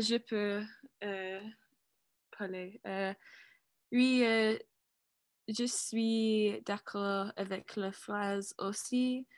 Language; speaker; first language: French; non-native, learner; English